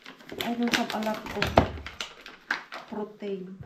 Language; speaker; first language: English; non-native, learner; Filipino